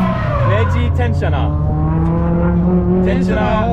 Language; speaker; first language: Japanese; non-native, learner; English